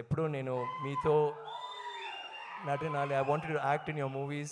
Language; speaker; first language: Telugu; non-native, learner; Tamil